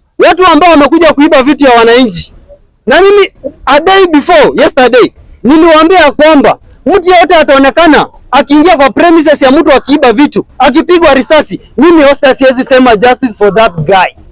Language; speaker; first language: Swahili; non-native, local second language; Kalenjin